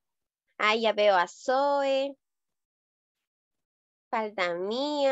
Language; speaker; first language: Spanish; native; Spanish